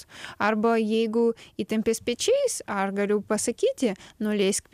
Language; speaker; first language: Lithuanian; non-native, learner; Ukrainian